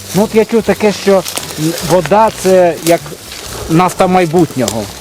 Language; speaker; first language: Ukrainian; native; Ukrainian